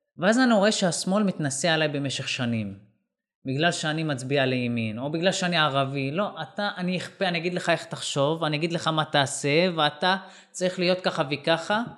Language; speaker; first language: Hebrew; non-native, local second language; Arabic